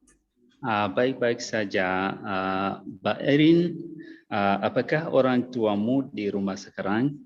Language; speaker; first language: Indonesian; non-native, learner; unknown